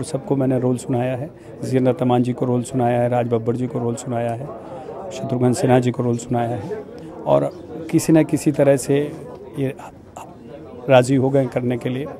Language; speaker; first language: Hindi; native; Hindi